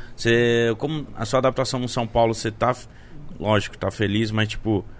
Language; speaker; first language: Portuguese; native; Portuguese